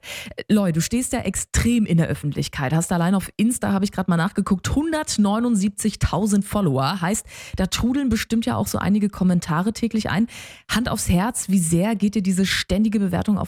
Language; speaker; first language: German; native; German